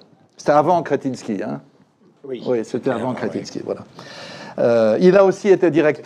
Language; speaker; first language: French; native; French